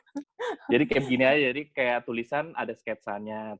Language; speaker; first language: Indonesian; native; Indonesian